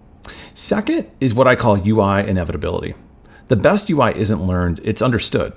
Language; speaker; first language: English; native; English